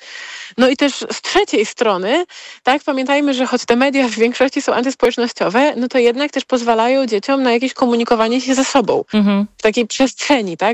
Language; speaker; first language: Polish; native; Polish